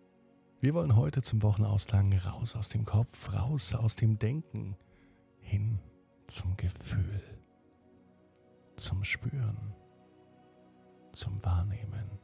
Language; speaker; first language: German; native; German